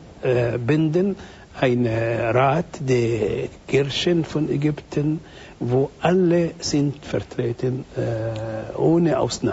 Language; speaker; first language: German; non-native, fluent; Arabic